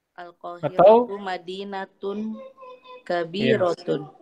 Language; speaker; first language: Arabic; non-native, learner; Indonesian